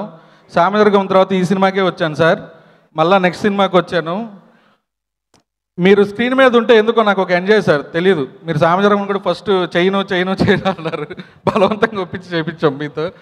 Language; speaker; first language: Telugu; native; Telugu